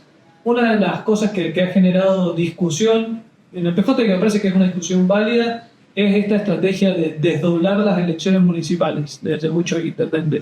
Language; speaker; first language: Spanish; native; Spanish